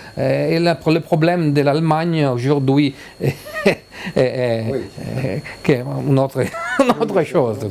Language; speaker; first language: French; non-native, learner; Italian